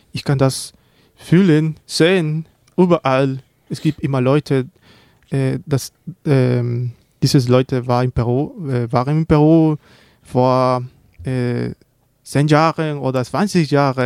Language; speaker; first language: German; non-native, learner; Spanish